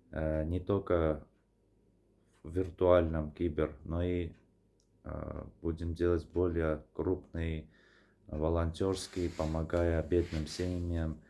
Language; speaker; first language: Russian; non-native, fluent; Armenian